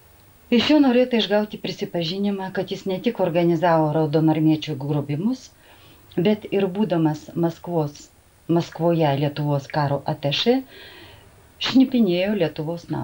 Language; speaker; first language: Lithuanian; native; Lithuanian